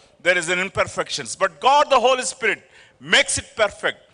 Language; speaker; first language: English; non-native, local second language; Telugu